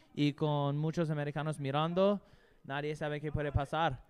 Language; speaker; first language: Spanish; non-native, learner; English